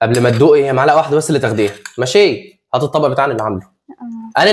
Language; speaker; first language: Arabic; native; Arabic